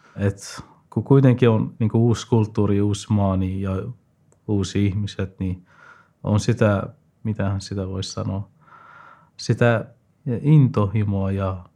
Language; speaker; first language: Finnish; non-native, fluent; Persian